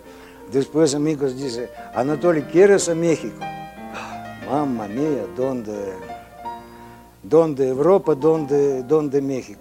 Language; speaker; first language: Spanish; non-native, learner; Russian